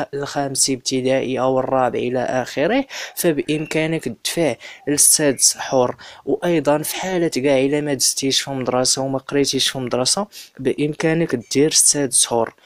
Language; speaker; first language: Arabic; native; Arabic